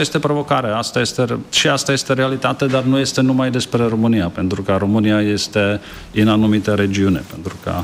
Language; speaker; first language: Romanian; non-native, learner; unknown